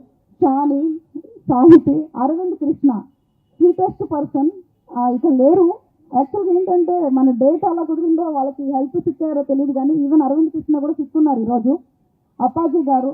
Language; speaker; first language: Telugu; native; Telugu